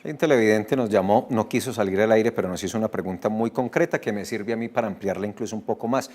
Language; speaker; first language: Spanish; native; Spanish